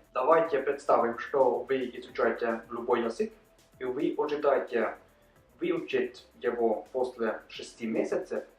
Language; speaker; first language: Russian; non-native, learner; Norwegian